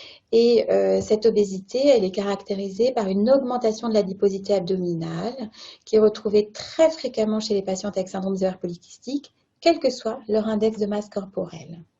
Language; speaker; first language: French; native; French